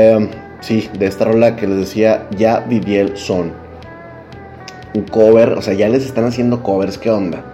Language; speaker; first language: Spanish; native; Spanish